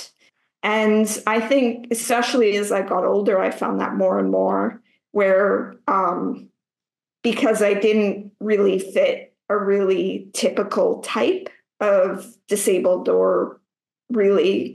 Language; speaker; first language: English; native; English